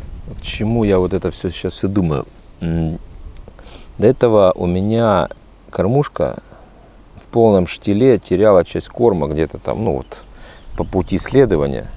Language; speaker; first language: Russian; native; Russian